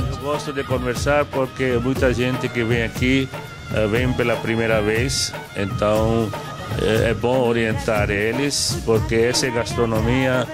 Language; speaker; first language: Portuguese; non-native, fluent; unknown